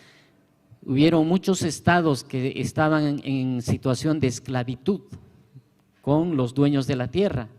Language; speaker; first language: Spanish; native; Spanish